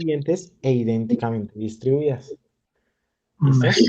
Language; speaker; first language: Spanish; native; Spanish